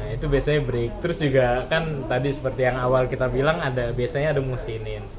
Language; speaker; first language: Indonesian; native; Indonesian